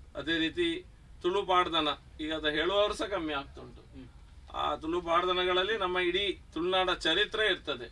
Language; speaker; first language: Kannada; non-native, local second language; Tulu